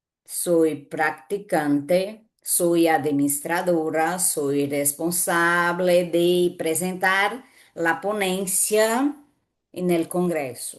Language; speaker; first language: Spanish; non-native, fluent; Portuguese